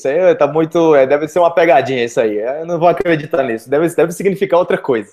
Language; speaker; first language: Portuguese; native; Portuguese